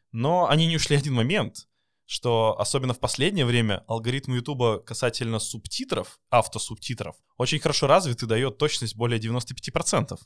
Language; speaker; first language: Russian; native; Russian